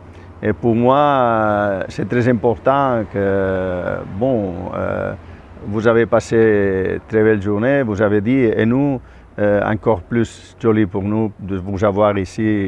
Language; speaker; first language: French; non-native, fluent; Spanish